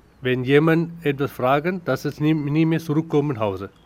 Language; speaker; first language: German; non-native, learner; Tamil